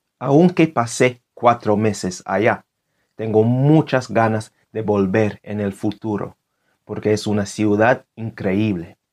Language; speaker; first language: Spanish; non-native, fluent; English